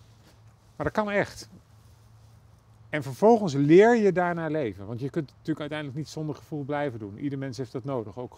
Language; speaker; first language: Dutch; native; Dutch